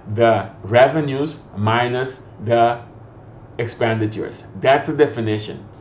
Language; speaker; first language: English; non-native, fluent; Papiamento